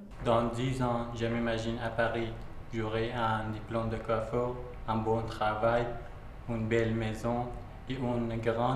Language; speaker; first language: French; non-native, learner; Persian